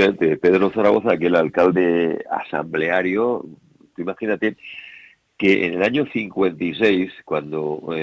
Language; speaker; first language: Spanish; native; Spanish